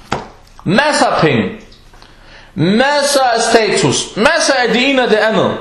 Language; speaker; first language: Danish; early bilingual, other home language; Arabic